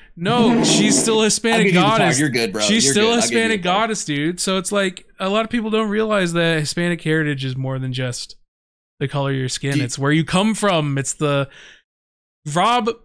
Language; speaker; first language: English; native; English